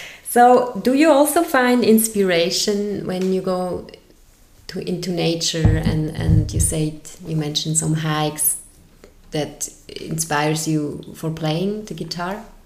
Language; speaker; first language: English; non-native, fluent; German